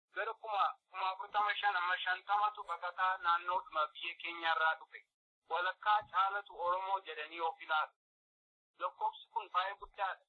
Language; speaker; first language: Oromo; early bilingual, heritage; Oromo